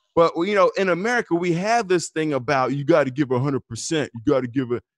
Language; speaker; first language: English; native; English